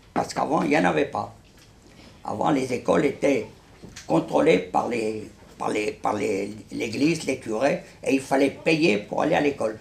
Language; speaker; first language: French; early bilingual, other home language; Spanish